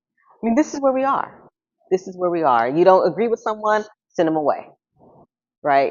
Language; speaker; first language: English; native; English